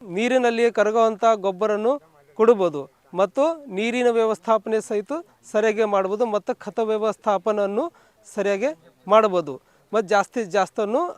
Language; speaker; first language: Kannada; non-native, local second language; Marathi